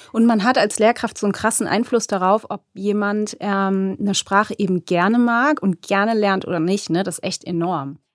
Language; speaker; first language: German; native; German